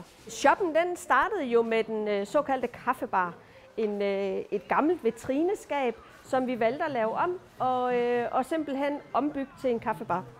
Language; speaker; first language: Danish; native; Danish